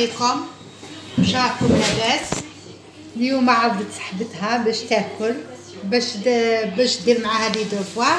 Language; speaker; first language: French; non-native, fluent; Arabic